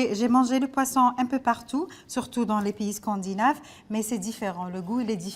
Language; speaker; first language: French; non-native, local second language; Arabic